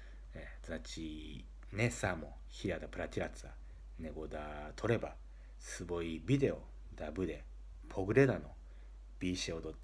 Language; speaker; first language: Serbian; non-native, learner; Japanese